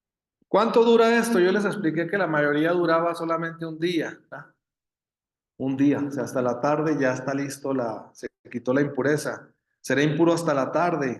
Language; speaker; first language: Spanish; native; Spanish